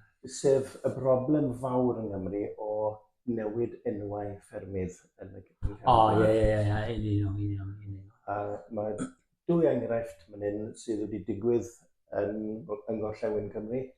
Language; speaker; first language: Welsh; native; Welsh